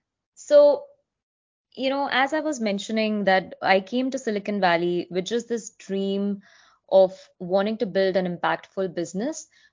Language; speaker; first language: English; non-native, local second language; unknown